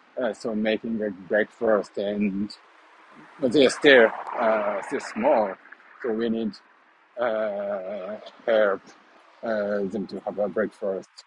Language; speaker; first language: English; non-native, learner; Japanese